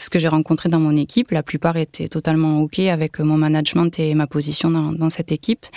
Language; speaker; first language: French; native; French